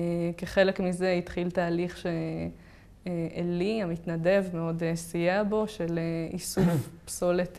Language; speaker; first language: Hebrew; native; Hebrew